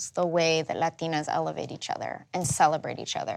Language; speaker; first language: English; early bilingual, other home language; Spanish